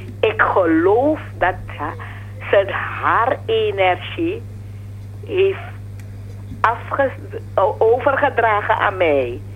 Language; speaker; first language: Dutch; non-native, fluent; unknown